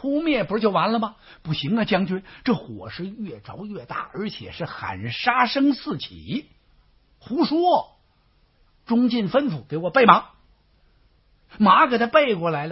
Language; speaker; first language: Chinese; native; Chinese